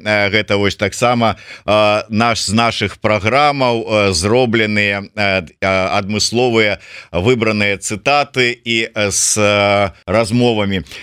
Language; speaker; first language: Belarusian; native; Belarusian